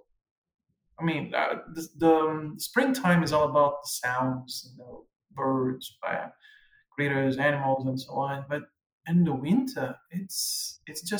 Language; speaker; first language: English; non-native, fluent; Portuguese